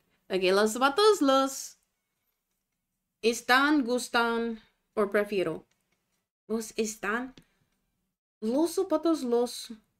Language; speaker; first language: Spanish; non-native, learner; English